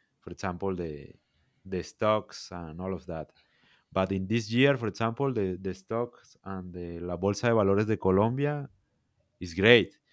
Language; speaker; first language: English; non-native, learner; Spanish